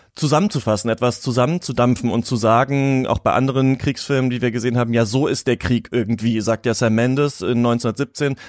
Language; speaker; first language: German; native; German